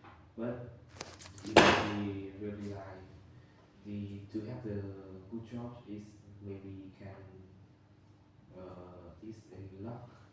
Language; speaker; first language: English; non-native, learner; Vietnamese